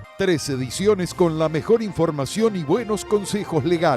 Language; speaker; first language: Spanish; native; Spanish